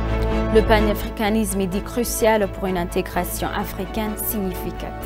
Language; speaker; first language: French; non-native, fluent; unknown